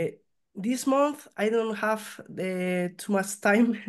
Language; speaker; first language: English; non-native, learner; Spanish